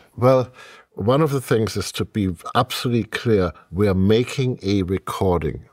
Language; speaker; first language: English; non-native, fluent; German